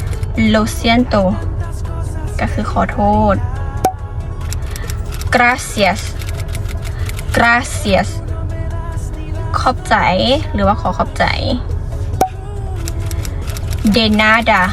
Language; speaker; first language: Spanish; non-native, fluent; Lao